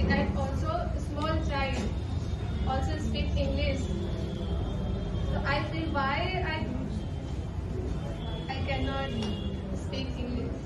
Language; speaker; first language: English; non-native, learner; Hindi